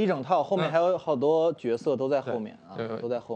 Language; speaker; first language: Chinese; native; Chinese